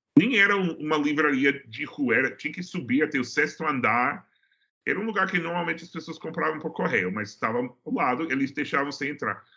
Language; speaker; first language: Portuguese; non-native, fluent; English